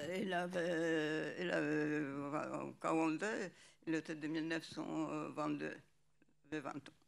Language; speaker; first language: French; non-native, fluent; Polish